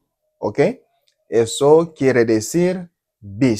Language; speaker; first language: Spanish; non-native, learner; Haitian Creole